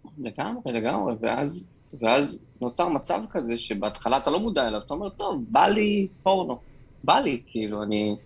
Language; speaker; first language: Hebrew; native; Hebrew